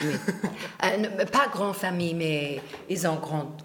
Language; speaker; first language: French; non-native, learner; English